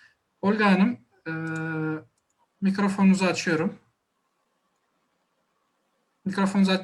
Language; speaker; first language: Turkish; native; Turkish